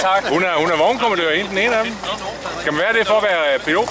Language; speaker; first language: Danish; native; Danish